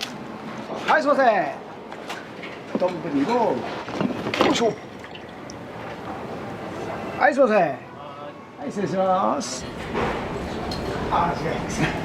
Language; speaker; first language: Japanese; native; Japanese